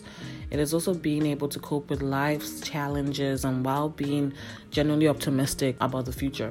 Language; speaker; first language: English; non-native, local second language; Akan